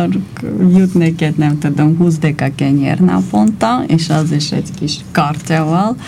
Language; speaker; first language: Hungarian; non-native, fluent; Armenian